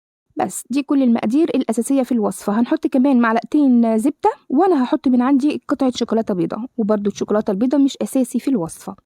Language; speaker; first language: Arabic; native; Arabic